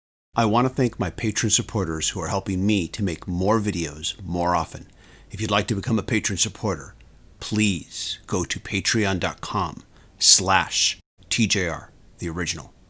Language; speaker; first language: English; native; English